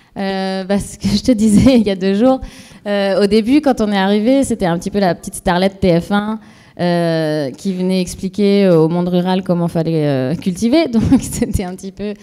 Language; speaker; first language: French; native; French